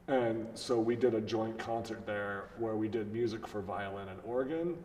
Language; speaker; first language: English; native; English